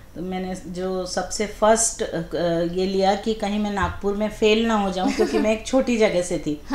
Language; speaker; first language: Hindi; native; Hindi